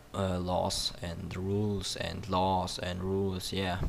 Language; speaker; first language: English; non-native, learner; German